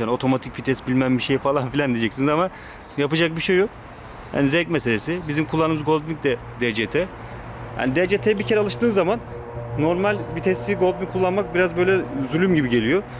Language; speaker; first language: Turkish; native; Turkish